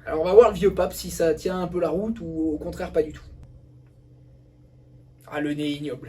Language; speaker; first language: French; native; French